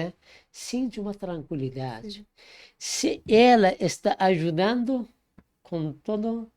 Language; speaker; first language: Portuguese; non-native, learner; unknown